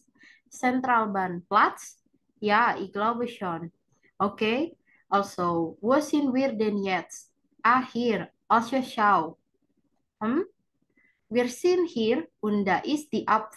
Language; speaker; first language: German; non-native, fluent; Indonesian